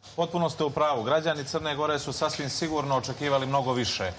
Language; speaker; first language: Serbian; native; Serbian